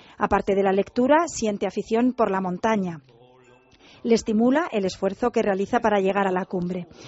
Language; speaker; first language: Spanish; native; Spanish